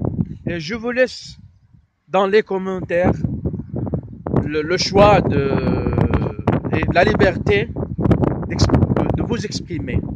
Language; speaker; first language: French; non-native, fluent; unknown